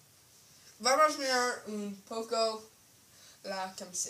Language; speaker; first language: Spanish; non-native, learner; English